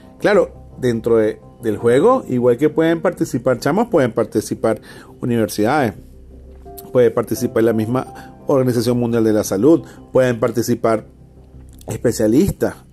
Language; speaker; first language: Spanish; native; Spanish